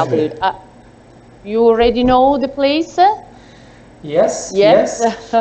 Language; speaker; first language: English; non-native, learner; Italian